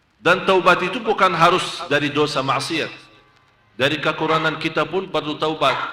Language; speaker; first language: Malay; non-native, fluent; Arabic